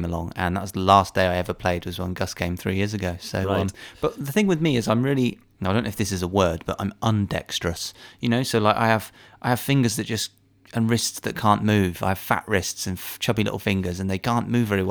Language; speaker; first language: English; native; English